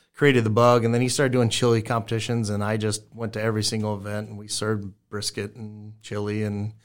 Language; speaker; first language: English; native; English